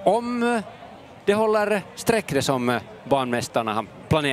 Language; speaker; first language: Swedish; native; Swedish